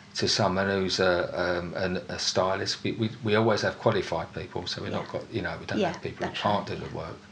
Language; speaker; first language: English; native; English